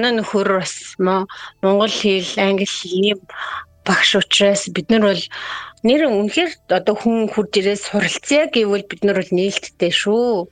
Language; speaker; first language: Mongolian; native; Mongolian